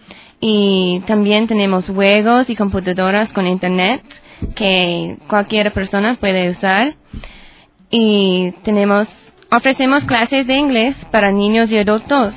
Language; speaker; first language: Spanish; non-native, learner; English